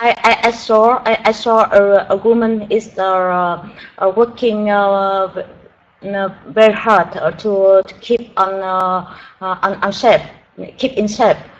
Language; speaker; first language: English; non-native, learner; Vietnamese